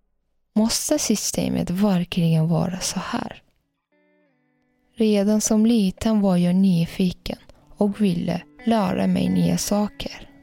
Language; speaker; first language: Swedish; non-native, learner; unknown